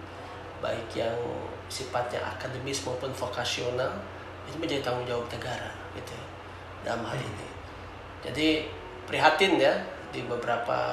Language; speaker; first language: Indonesian; native; Indonesian